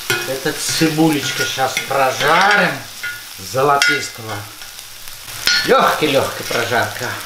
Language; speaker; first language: Russian; non-native, fluent; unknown